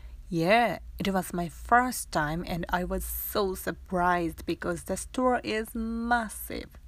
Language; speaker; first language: English; non-native, fluent; Japanese